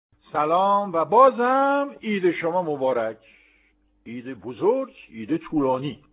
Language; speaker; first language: Persian; non-native, fluent; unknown